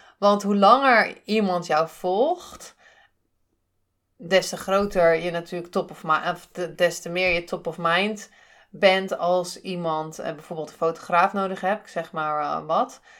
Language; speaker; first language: Dutch; native; Dutch